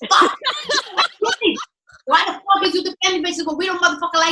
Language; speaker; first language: English; native; English